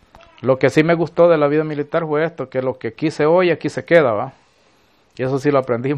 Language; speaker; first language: Spanish; native; Spanish